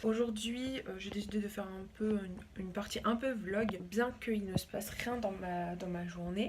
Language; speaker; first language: French; native; French